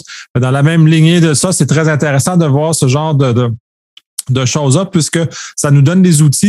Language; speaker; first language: French; native; French